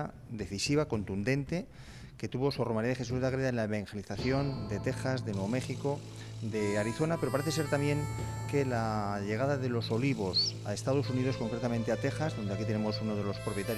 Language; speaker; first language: Spanish; native; Spanish